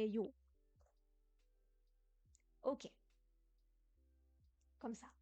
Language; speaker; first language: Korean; non-native, fluent; French